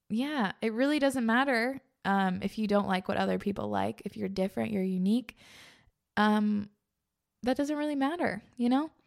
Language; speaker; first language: English; native; English